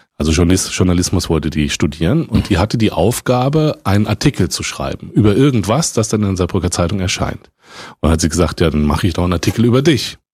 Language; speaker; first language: German; native; German